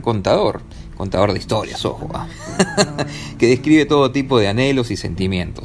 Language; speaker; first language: Spanish; native; Spanish